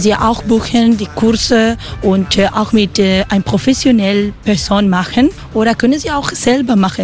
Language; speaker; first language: German; non-native, learner; Spanish